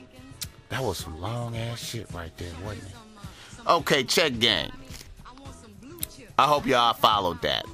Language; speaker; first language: English; native; English